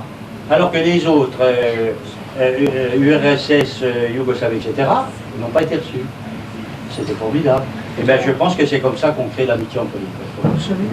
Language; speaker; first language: French; native; French